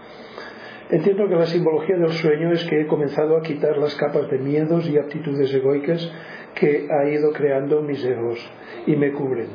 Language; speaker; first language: Spanish; native; Spanish